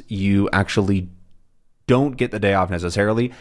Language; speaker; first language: English; native; English